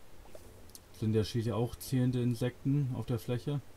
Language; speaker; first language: German; native; German